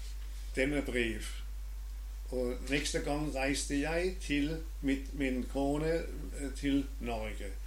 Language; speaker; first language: Norwegian; non-native, learner; German